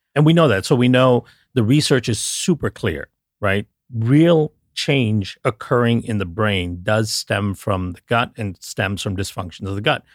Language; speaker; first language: English; non-native, local second language; Tamil